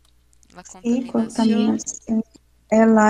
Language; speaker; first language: Spanish; non-native, learner; Portuguese